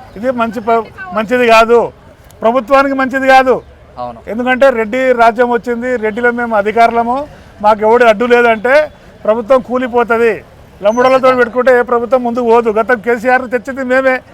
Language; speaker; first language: Telugu; non-native, local second language; Lambadi